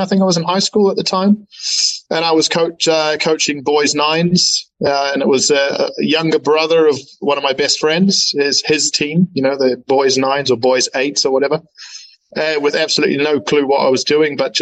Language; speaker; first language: English; native; English